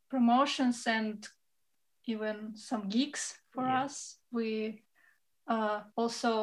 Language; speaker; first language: English; non-native, fluent; Russian